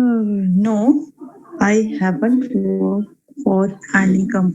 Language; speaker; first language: English; non-native, learner; Hindi